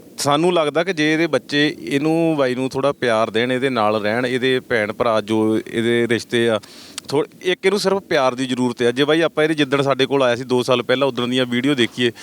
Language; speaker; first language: Punjabi; native; Punjabi